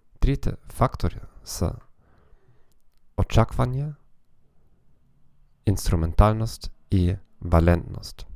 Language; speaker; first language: Macedonian; non-native, learner; German